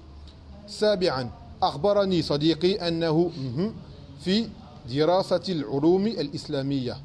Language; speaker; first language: Arabic; non-native, fluent; French